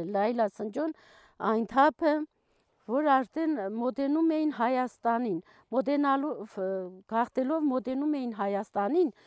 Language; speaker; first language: Armenian; non-native, local second language; Kurdish